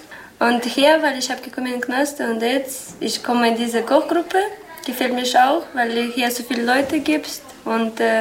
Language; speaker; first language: German; non-native, learner; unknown